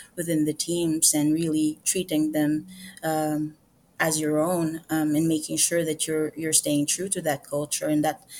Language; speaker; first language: English; non-native, local second language; Filipino